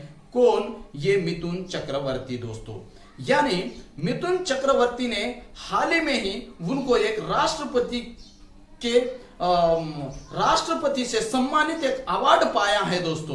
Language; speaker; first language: Hindi; native; Hindi